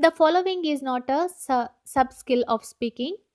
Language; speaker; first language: English; non-native, local second language; Kannada